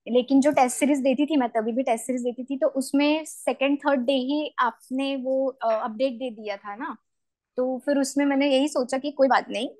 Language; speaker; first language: Hindi; non-native, local second language; Marathi